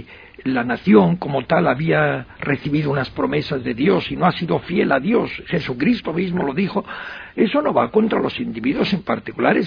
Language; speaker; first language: Spanish; native; Spanish